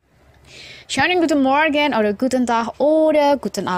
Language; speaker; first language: German; non-native, fluent; Indonesian